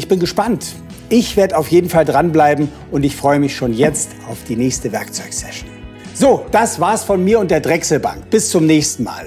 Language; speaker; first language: German; native; German